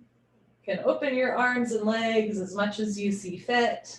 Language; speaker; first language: English; native; English